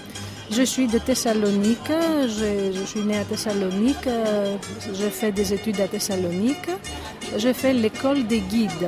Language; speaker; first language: French; non-native, fluent; Greek